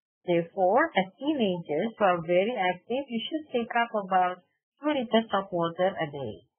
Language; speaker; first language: English; non-native, fluent; Indonesian